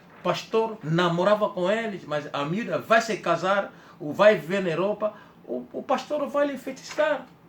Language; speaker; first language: Portuguese; native; Portuguese